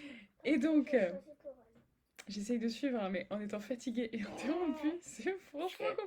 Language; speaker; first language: French; native; French